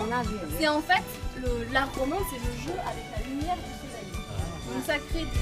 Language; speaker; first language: French; native; French